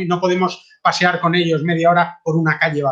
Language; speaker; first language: Spanish; native; Spanish